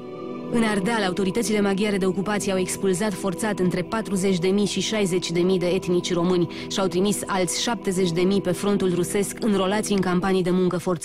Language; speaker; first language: Romanian; native; Romanian